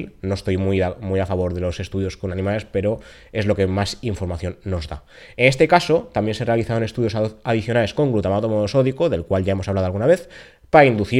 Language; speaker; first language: Spanish; native; Spanish